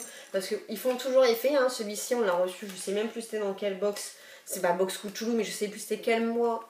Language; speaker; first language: French; native; French